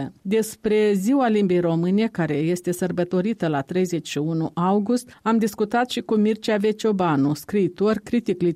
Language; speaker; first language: Romanian; native; Romanian